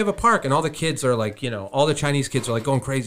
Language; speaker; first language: English; native; English